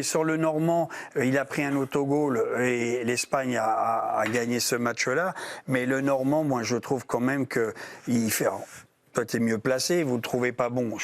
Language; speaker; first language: French; native; French